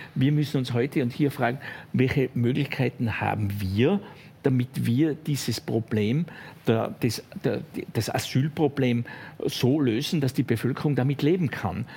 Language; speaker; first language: German; native; German